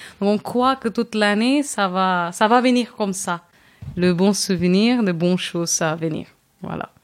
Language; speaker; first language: French; non-native, fluent; Tamil